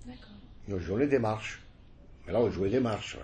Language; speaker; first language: French; non-native, fluent; Italian